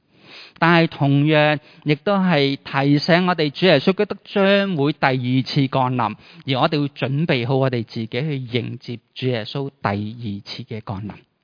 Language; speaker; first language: Chinese; native; Chinese